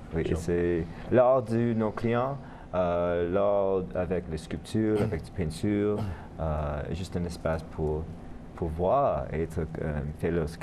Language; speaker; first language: French; non-native, learner; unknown